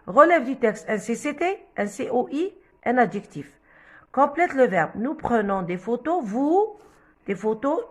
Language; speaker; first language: French; non-native, local second language; Arabic